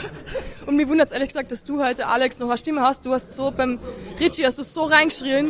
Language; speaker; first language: German; native; German